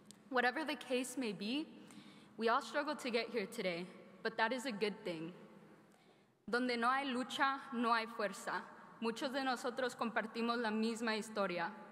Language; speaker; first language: English; early bilingual, other home language; Spanish